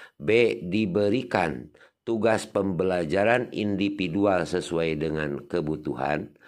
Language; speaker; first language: Indonesian; non-native, local second language; Sundanese